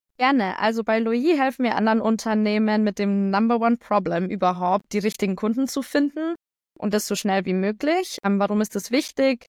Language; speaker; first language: German; early bilingual, other home language; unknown